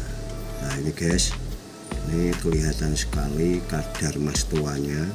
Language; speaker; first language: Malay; non-native, local second language; Javanese